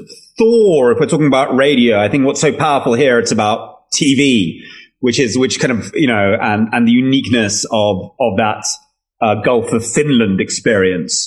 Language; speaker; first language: English; native; English